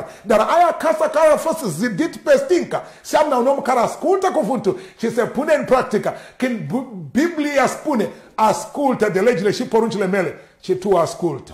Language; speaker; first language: Romanian; non-native, learner; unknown